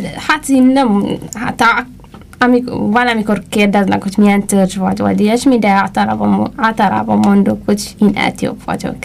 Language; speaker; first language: Hungarian; non-native, learner; Amharic